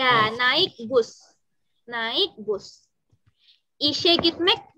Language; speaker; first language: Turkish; non-native, fluent; Indonesian